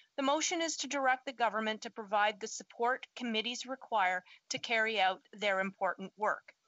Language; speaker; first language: English; native; English